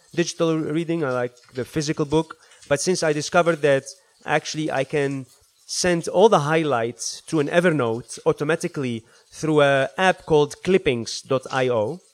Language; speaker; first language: English; early bilingual, other home language; Arabic